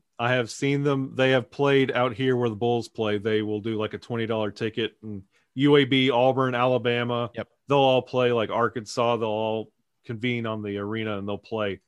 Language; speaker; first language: English; native; English